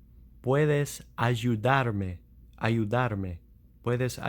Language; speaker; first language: Spanish; non-native, learner; English